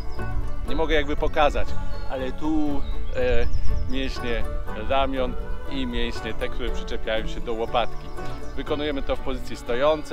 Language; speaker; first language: Polish; native; Polish